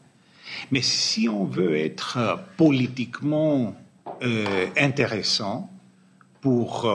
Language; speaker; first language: French; non-native, fluent; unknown